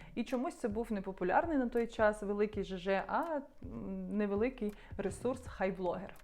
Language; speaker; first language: Ukrainian; non-native, local second language; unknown